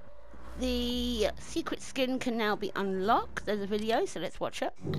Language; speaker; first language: English; native; English